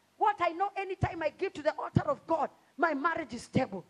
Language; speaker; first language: English; non-native, local second language; Swahili